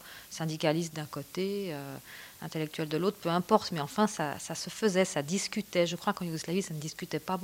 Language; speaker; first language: French; native; French